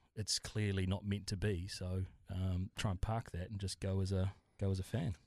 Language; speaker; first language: English; native; English